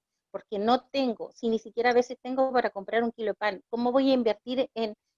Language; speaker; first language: Spanish; native; Spanish